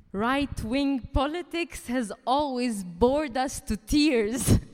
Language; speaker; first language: English; early bilingual, heritage; Arabic